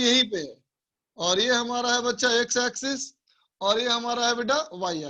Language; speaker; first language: Hindi; native; Hindi